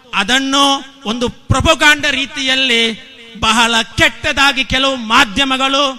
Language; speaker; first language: Kannada; native; Kannada